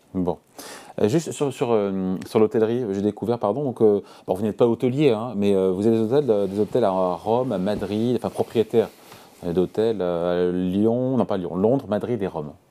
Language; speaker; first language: French; native; French